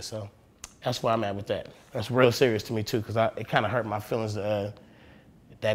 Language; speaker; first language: English; native; English